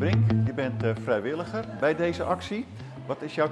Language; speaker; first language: Dutch; native; Dutch